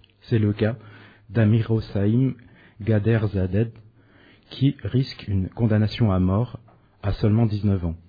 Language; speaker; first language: French; native; French